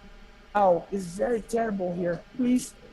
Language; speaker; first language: English; non-native, learner; Portuguese